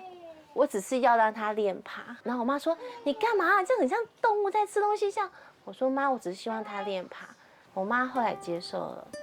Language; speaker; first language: Chinese; native; Chinese